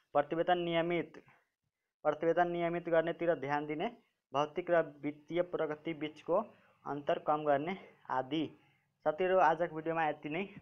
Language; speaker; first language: Nepali; non-native, local second language; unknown